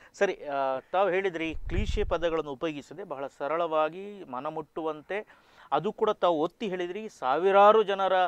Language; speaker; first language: Kannada; native; Kannada